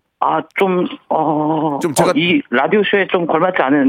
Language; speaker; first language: Korean; native; Korean